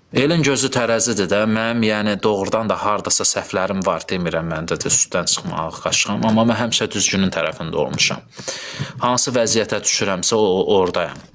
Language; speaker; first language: Azerbaijani; native; Azerbaijani